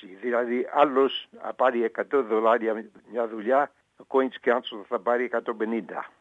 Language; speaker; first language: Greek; early bilingual, heritage; Greek